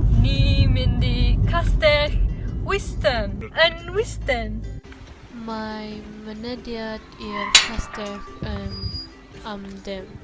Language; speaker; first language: Welsh; non-native, learner; Malay